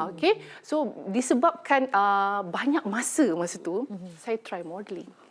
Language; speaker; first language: Malay; native; Malay